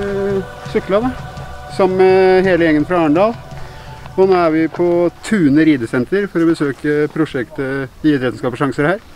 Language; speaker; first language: Norwegian; native; Norwegian